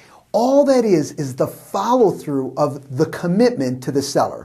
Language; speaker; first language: English; native; English